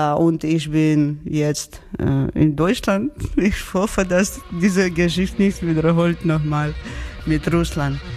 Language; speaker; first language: German; non-native, learner; Georgian